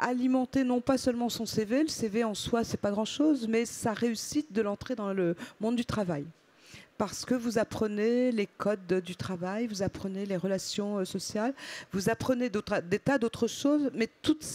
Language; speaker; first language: French; native; French